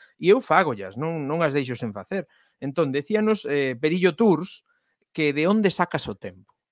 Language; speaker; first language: Galician; non-native, local second language; Spanish